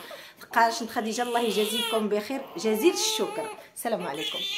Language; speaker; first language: Arabic; native; Arabic